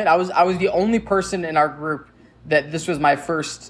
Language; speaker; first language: English; native; English